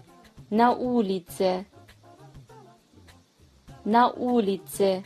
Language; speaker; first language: Russian; non-native, fluent; Kazakh